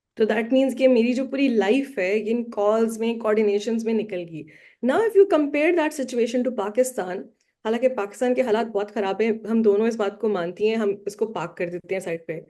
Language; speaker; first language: Urdu; native; Urdu